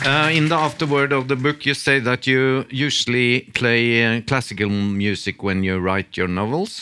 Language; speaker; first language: English; non-native, fluent; Norwegian